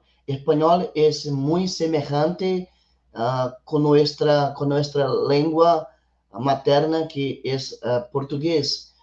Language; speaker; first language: Spanish; non-native, learner; Portuguese